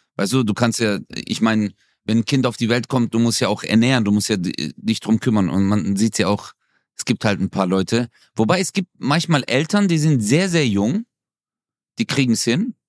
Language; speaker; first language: German; early bilingual, other home language; Turkish